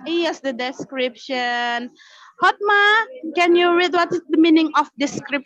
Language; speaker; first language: English; non-native, learner; Indonesian